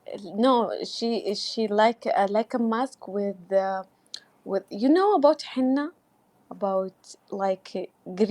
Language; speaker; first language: English; non-native, learner; Arabic